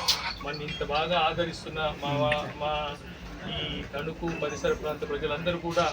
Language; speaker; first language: Telugu; native; Telugu